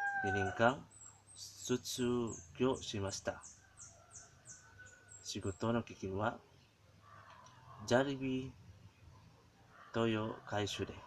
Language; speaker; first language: Japanese; non-native, learner; Cebuano